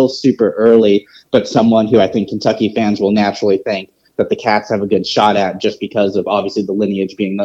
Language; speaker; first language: English; native; English